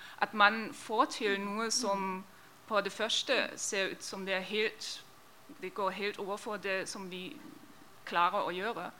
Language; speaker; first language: Norwegian; non-native, fluent; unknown